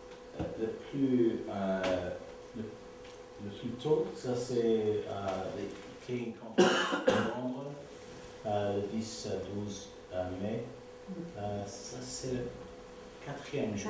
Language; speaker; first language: French; non-native, learner; English